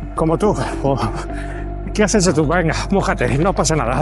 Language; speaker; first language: Spanish; native; Spanish